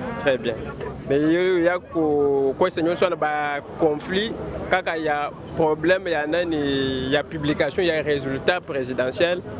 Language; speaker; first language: Lingala; non-native, local second language; Luba-Lulua